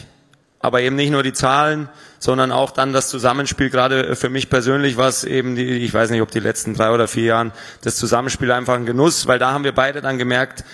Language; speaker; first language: German; native; German